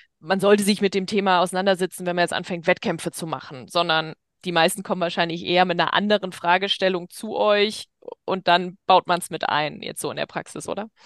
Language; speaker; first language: German; native; German